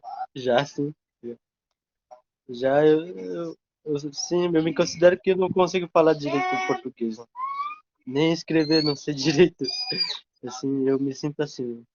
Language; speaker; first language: Portuguese; non-native, local second language; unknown